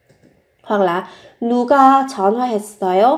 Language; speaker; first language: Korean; non-native, fluent; Vietnamese